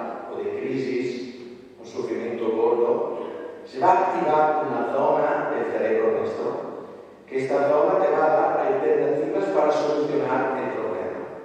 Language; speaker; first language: Spanish; non-native, fluent; Italian